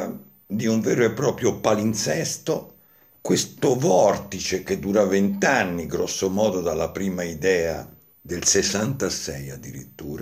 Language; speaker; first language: Italian; native; Italian